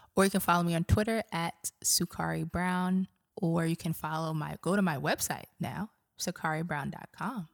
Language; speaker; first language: English; native; English